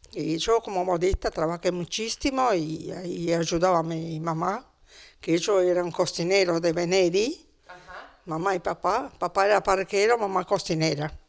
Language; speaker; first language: Spanish; non-native, fluent; Italian